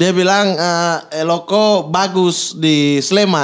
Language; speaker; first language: Indonesian; native; Indonesian